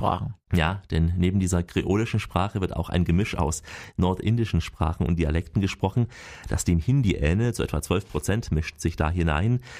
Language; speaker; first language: German; native; German